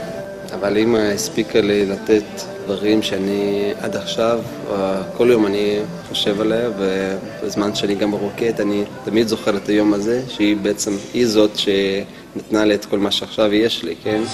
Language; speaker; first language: Hebrew; non-native, fluent; Russian